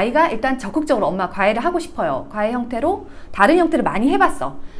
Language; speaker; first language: Korean; native; Korean